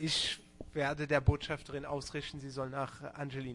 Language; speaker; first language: German; non-native, local second language; Luxembourgish